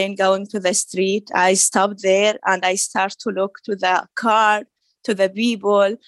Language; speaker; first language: English; non-native, learner; Arabic